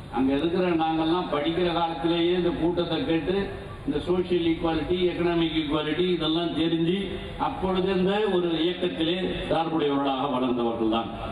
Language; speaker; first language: Tamil; native; Tamil